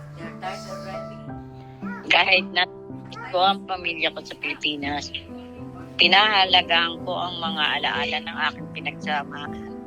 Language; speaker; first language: Filipino; native; Filipino